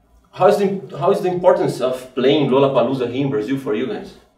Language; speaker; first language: English; non-native, fluent; Portuguese